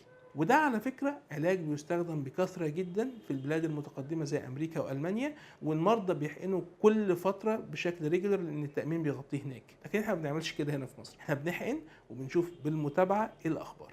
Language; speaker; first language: Arabic; native; Arabic